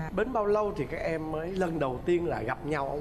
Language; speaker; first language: Vietnamese; native; Vietnamese